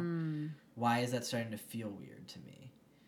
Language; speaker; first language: English; native; English